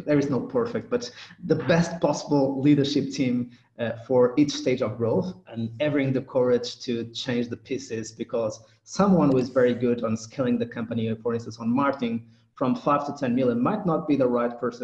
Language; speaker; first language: English; non-native, fluent; Portuguese